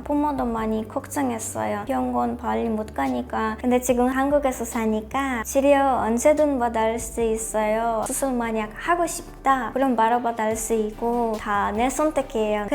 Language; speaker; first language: Korean; non-native, learner; Polish